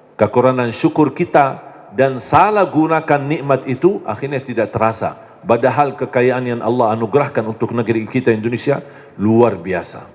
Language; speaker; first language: Indonesian; non-native, fluent; Arabic